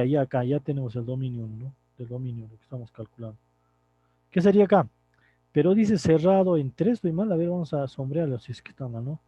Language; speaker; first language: Spanish; native; Spanish